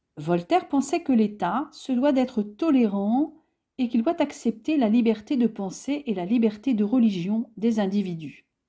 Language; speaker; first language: French; native; French